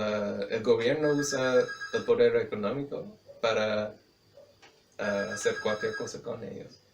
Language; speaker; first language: Spanish; non-native, fluent; English